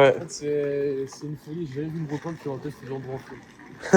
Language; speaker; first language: French; native; French